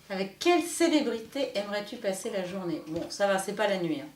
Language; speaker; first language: French; native; French